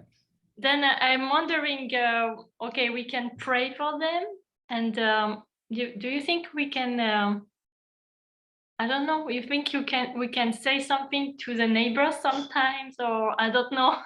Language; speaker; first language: English; non-native, fluent; French